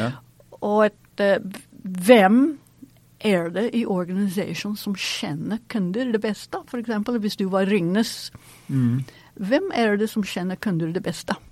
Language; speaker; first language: Norwegian; non-native, fluent; English